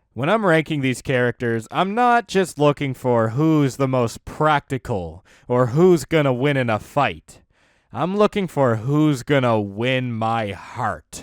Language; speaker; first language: English; native; English